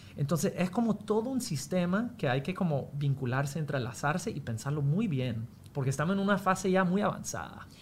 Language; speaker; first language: Spanish; non-native, fluent; English